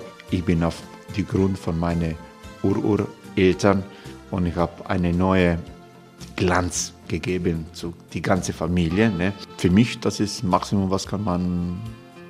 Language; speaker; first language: German; non-native, learner; Croatian